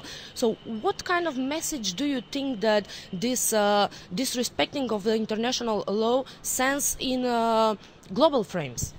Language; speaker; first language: English; non-native, fluent; Macedonian